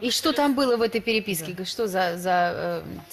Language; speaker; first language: Russian; native; Russian